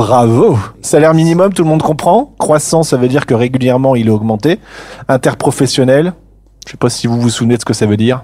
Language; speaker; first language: French; native; French